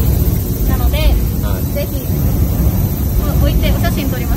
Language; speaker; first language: Japanese; native; Japanese